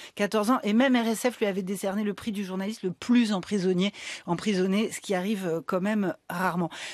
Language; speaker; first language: French; native; French